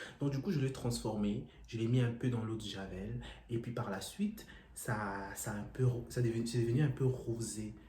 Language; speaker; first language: French; non-native, local second language; Lingala